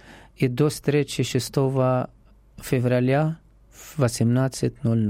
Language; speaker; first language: Russian; non-native, learner; Arabic